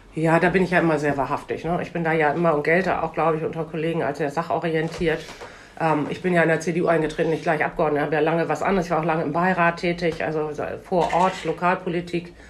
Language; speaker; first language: German; native; German